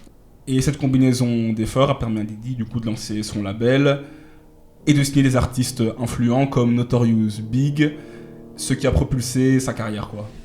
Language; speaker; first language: French; native; French